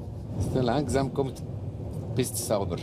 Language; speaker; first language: German; non-native, learner; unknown